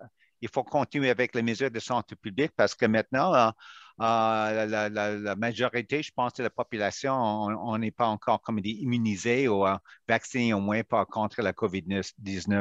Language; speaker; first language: French; non-native, local second language; English